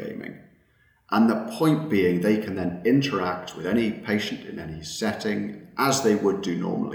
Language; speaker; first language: English; native; English